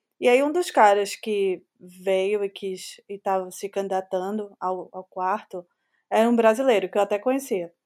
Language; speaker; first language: Portuguese; native; Portuguese